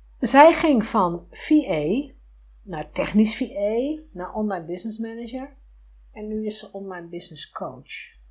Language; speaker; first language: Dutch; native; Dutch